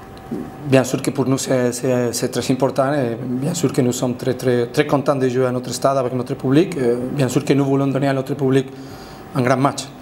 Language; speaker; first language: French; non-native, fluent; Spanish